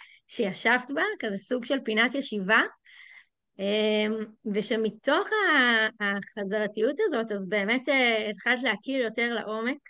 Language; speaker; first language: Hebrew; native; Hebrew